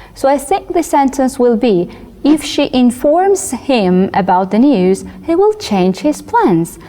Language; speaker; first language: English; non-native, fluent; Georgian